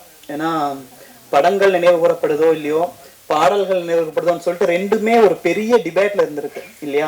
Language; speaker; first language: Tamil; native; Tamil